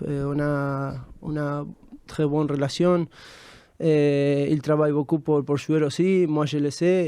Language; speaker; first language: French; non-native, fluent; Spanish